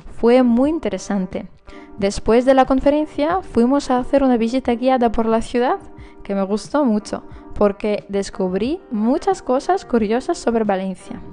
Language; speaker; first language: Spanish; non-native, fluent; Russian